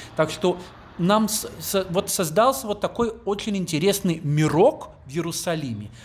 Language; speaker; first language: Russian; non-native, fluent; English